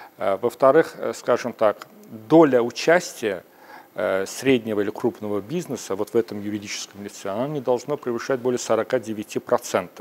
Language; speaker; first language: Russian; non-native, local second language; Azerbaijani